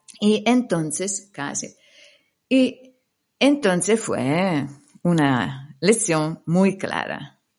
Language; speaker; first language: Spanish; non-native, fluent; Italian